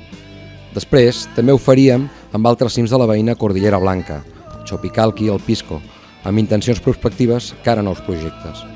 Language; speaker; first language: Catalan; native; Catalan